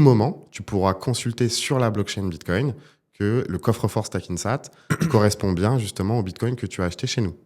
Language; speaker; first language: French; native; French